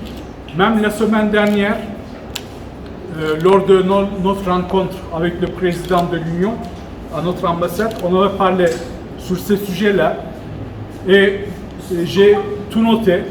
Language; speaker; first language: French; non-native, fluent; Turkish